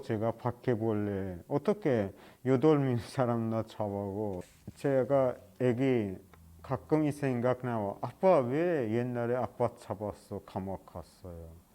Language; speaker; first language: Korean; non-native, learner; Persian